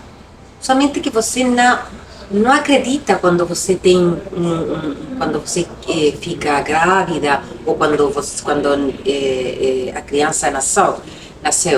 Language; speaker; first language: Portuguese; non-native, local second language; Spanish